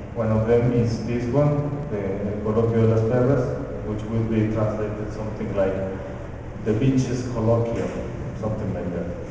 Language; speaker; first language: English; non-native, fluent; Spanish